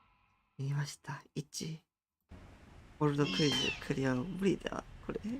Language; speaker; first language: Japanese; non-native, learner; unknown